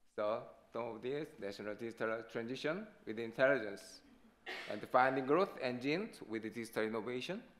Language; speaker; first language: English; non-native, learner; Korean